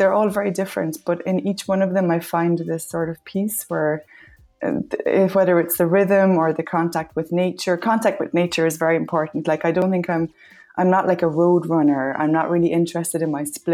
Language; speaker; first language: English; native; English